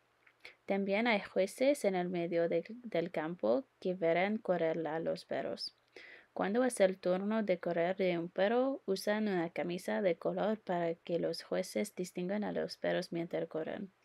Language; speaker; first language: Spanish; non-native, learner; English